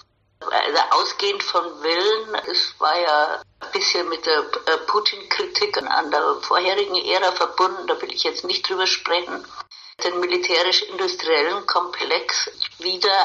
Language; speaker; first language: German; native; German